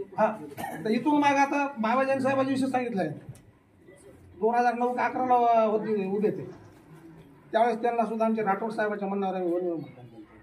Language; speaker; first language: Marathi; non-native, local second language; Lambadi